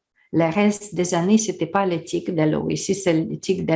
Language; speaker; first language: French; non-native, learner; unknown